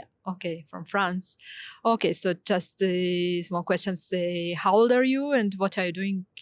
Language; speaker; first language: English; non-native, fluent; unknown